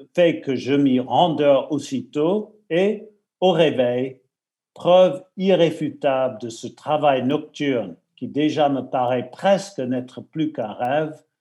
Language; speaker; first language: French; non-native, fluent; English